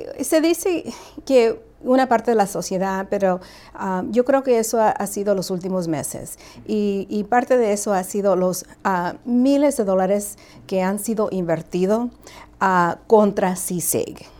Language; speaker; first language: Spanish; early bilingual, heritage; Spanish